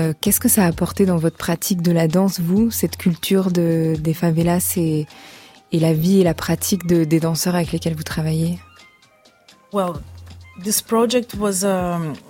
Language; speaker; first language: French; native; French